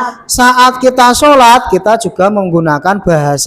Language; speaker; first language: Indonesian; native; Indonesian